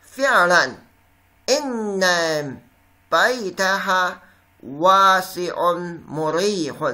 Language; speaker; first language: Arabic; non-native, fluent; Chinese